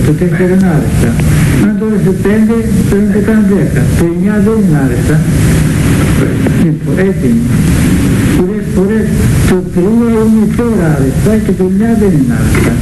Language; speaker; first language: Greek; native; Greek